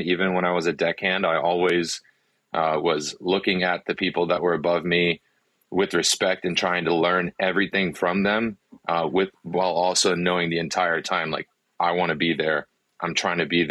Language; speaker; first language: English; early bilingual, other home language; Afrikaans